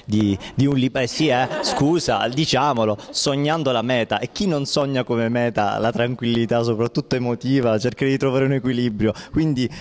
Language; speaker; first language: Italian; native; Italian